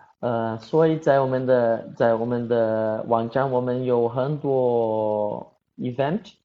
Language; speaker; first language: Chinese; non-native, learner; Portuguese